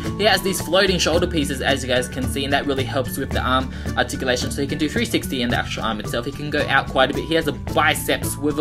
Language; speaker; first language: English; native; English